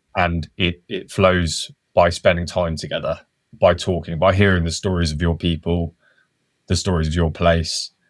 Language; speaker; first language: English; native; English